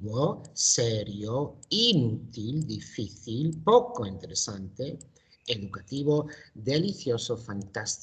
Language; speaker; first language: Spanish; non-native, learner; English